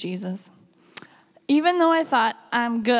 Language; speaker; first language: English; native; English